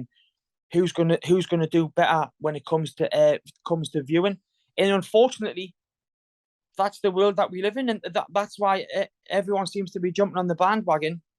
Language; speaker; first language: English; native; English